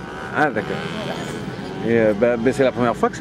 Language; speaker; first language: French; non-native, fluent; Portuguese